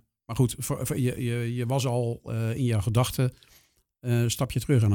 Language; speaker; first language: Dutch; native; Dutch